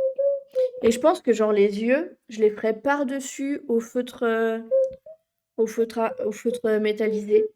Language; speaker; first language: French; native; French